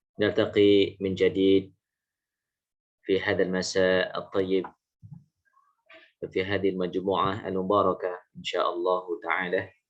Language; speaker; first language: Arabic; non-native, fluent; Indonesian